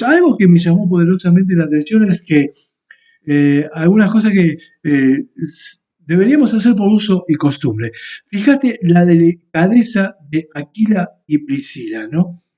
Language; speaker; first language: Spanish; native; Spanish